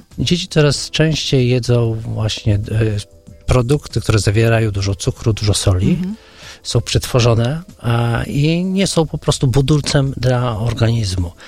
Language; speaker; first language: Polish; native; Polish